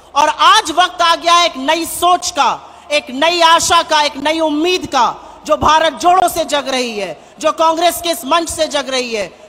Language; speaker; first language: Hindi; native; Hindi